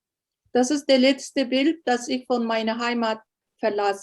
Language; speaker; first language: German; non-native, learner; Uyghur